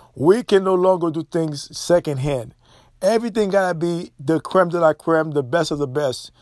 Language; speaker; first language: English; non-native, fluent; Haitian Creole